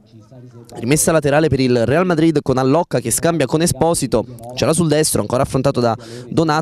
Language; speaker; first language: Italian; native; Italian